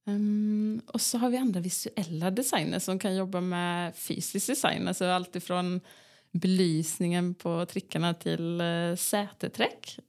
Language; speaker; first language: Swedish; native; Swedish